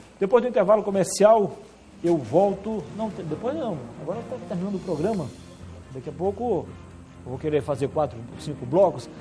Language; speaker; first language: Portuguese; native; Portuguese